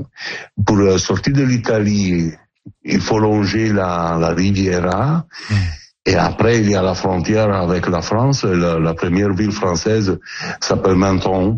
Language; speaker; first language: French; non-native, learner; Italian